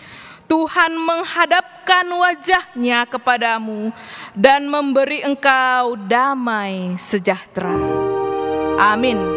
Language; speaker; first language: Indonesian; native; Indonesian